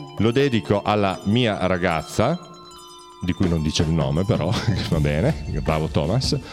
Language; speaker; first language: Italian; native; Italian